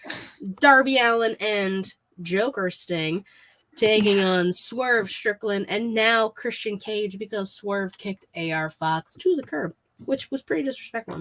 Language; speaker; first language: English; native; English